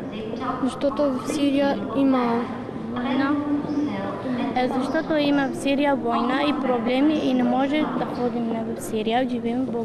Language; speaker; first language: Bulgarian; non-native, learner; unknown